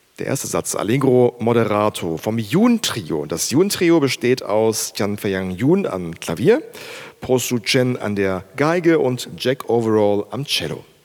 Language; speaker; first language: German; native; German